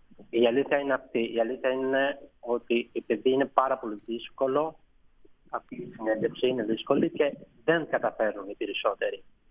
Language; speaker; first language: Greek; non-native, fluent; Persian